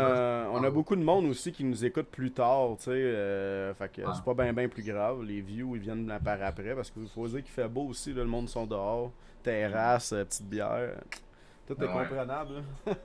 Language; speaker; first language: French; native; French